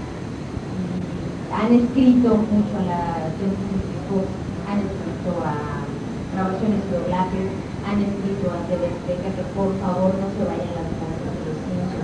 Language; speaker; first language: Spanish; native; Spanish